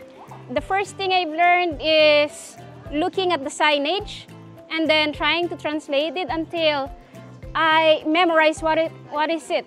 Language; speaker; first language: English; non-native, local second language; Filipino